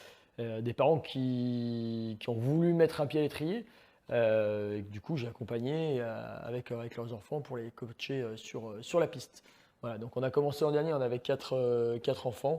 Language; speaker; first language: French; native; French